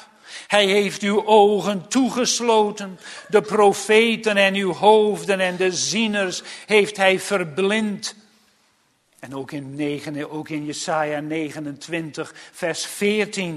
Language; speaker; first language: Dutch; native; Dutch